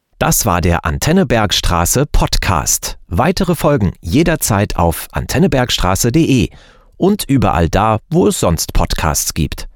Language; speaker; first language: German; native; German